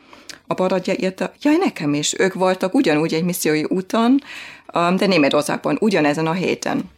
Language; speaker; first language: Hungarian; non-native, fluent; German